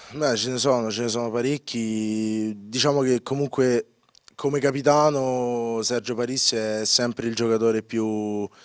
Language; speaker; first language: Italian; native; Italian